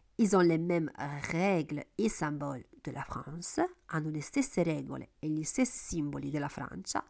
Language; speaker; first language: French; non-native, fluent; Italian